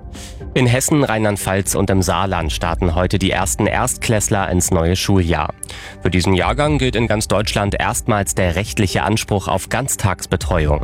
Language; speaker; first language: German; native; German